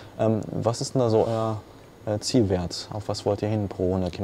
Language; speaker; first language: German; native; German